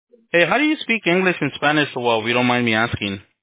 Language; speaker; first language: English; early bilingual, other home language; Spanish